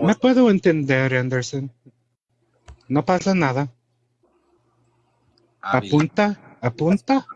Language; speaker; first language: Spanish; early bilingual, heritage; English